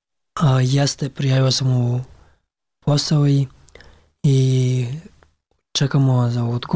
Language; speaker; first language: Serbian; non-native, learner; Pashto